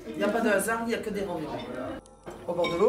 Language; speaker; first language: French; native; French